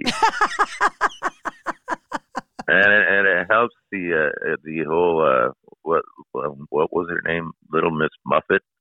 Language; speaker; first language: English; native; English